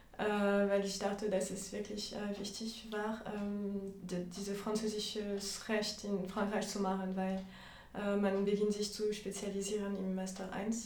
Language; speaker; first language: German; non-native, fluent; French